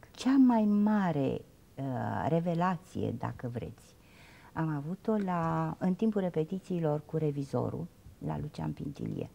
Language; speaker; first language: Romanian; native; Romanian